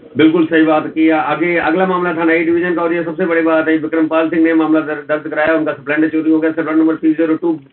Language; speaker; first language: Hindi; native; Hindi